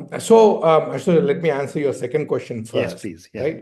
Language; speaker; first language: English; non-native, local second language; Telugu